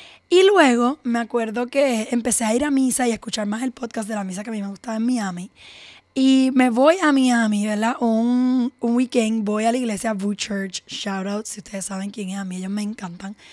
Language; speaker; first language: Spanish; early bilingual, heritage; Spanish